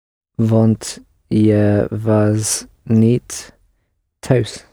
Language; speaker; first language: Dutch; non-native, learner; English